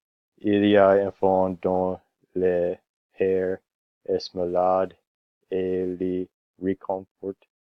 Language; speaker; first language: French; non-native, learner; English